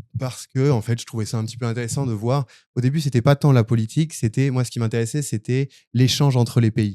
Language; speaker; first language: French; native; French